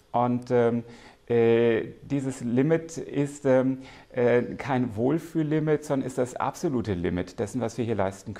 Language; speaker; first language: German; native; German